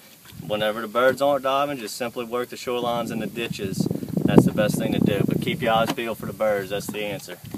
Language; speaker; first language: English; native; English